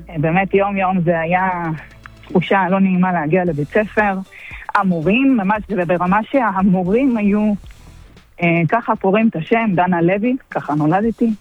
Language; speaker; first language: Hebrew; early bilingual, other home language; Bulgarian